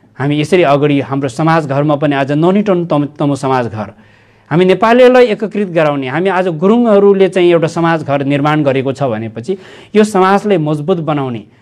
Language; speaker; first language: Nepali; non-native, local second language; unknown